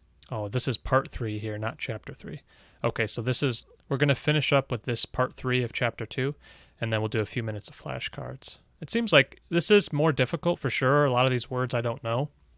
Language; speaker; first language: English; native; English